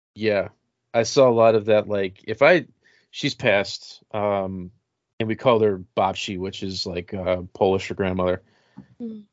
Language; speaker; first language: English; native; English